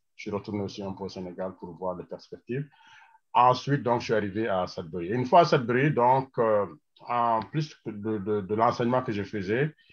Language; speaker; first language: French; non-native, local second language; Wolof